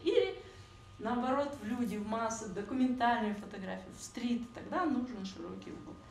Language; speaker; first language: Russian; native; Russian